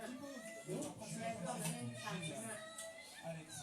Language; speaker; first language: French; native; French